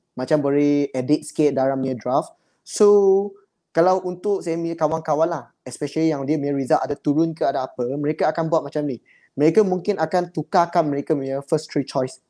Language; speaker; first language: Malay; non-native, local second language; Chinese